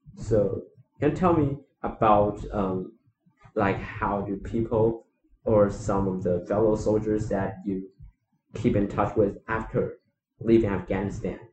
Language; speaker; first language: English; non-native, fluent; Chinese